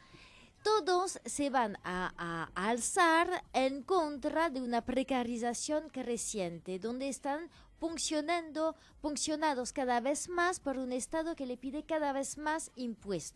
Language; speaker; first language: Spanish; non-native, fluent; French